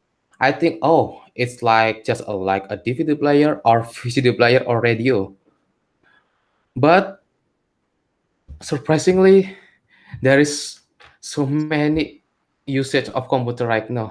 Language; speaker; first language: English; non-native, learner; Indonesian